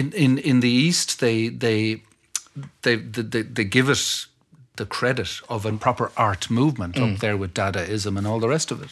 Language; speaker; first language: English; non-native, local second language; Irish